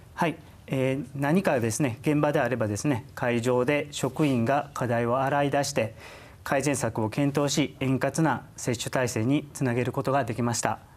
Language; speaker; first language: Japanese; native; Japanese